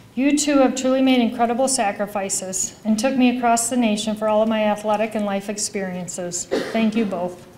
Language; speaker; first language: English; native; English